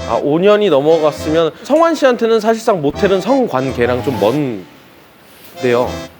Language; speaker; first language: Korean; native; Korean